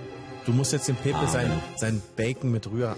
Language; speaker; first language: German; native; German